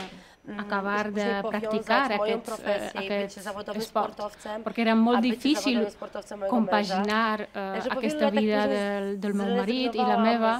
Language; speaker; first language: Catalan; non-native, learner; Polish